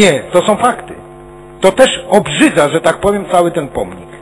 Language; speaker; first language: Polish; native; Polish